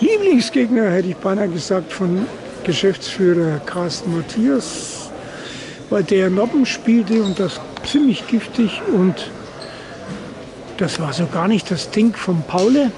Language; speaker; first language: German; native; German